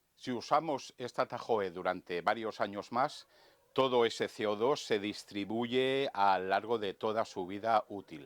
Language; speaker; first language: Spanish; native; Spanish